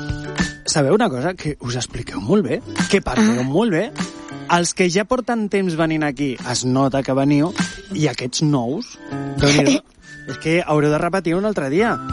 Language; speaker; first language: Catalan; native; Catalan